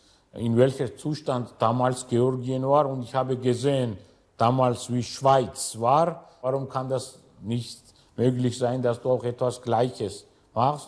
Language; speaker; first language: German; non-native, fluent; Georgian